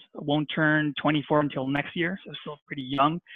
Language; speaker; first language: English; non-native, fluent; Spanish